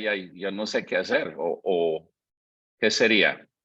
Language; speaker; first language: Spanish; non-native, fluent; English